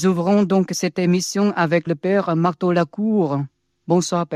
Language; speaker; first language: French; non-native, fluent; Vietnamese